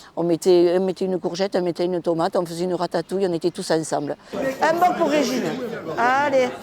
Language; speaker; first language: French; early bilingual, other home language; Spanish